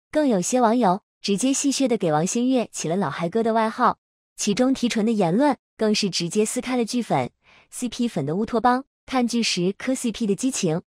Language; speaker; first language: Chinese; native; Chinese